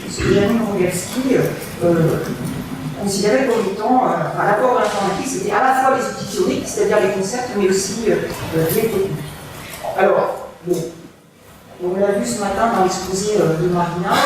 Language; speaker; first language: French; native; French